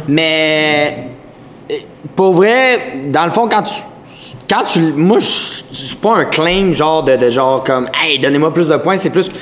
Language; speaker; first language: French; native; French